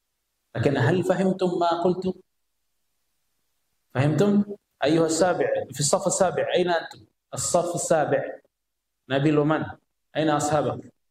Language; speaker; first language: Arabic; non-native, fluent; Indonesian